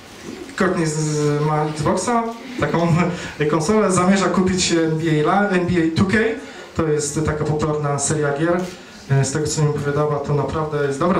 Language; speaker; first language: Polish; native; Polish